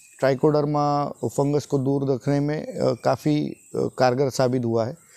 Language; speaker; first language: Hindi; non-native, local second language; Marathi